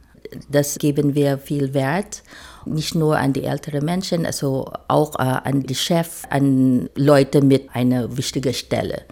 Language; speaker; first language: German; non-native, fluent; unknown